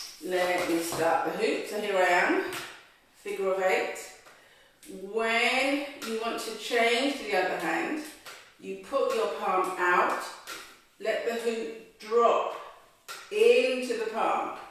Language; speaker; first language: English; native; English